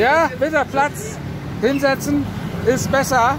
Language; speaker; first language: German; non-native, fluent; Indonesian